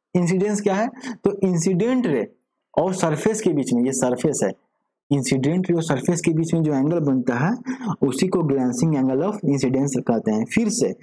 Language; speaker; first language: Hindi; native; Hindi